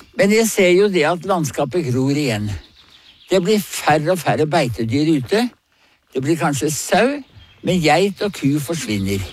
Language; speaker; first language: Norwegian; native; Norwegian